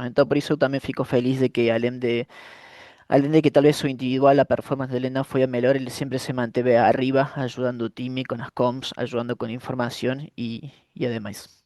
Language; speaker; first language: Portuguese; non-native, fluent; Spanish